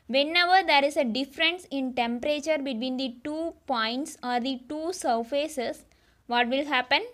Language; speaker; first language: English; non-native, local second language; Tamil